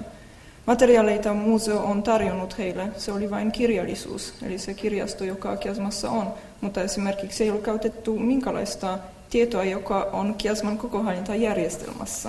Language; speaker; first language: Finnish; non-native, fluent; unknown